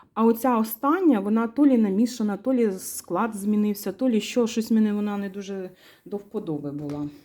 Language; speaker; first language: Ukrainian; non-native, local second language; Russian